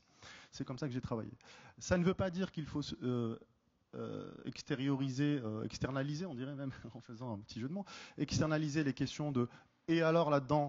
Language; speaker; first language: French; native; French